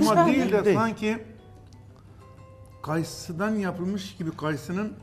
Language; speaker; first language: Turkish; native; Turkish